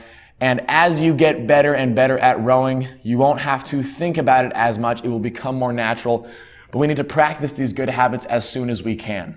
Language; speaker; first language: English; native; English